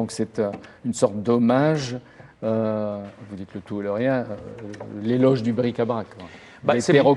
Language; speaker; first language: French; native; French